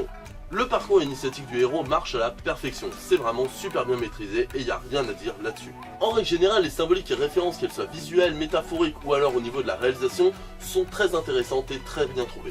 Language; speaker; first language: French; native; French